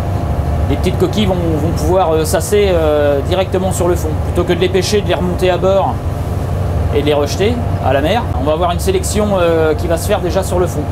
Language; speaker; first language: French; native; French